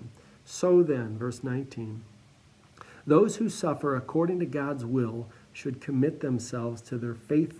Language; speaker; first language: English; native; English